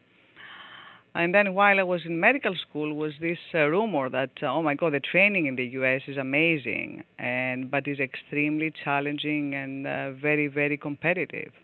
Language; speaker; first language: English; non-native, fluent; Greek